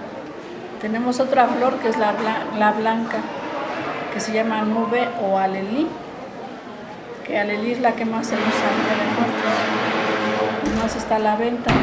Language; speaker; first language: Spanish; native; Spanish